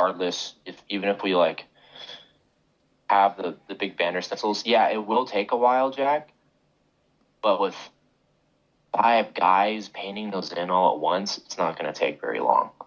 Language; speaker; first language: English; native; English